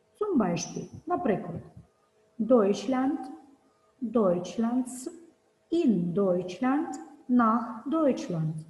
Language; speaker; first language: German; non-native, fluent; Ukrainian